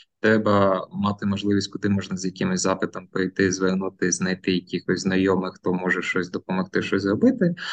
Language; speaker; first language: Ukrainian; non-native, local second language; Russian